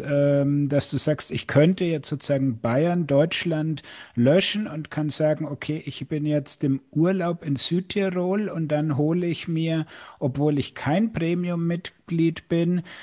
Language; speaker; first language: German; native; German